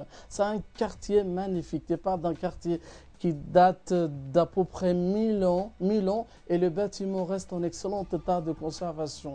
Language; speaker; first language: French; non-native, fluent; Arabic